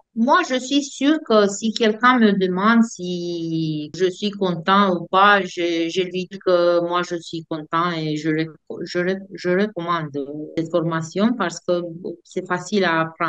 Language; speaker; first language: French; non-native, fluent; Romanian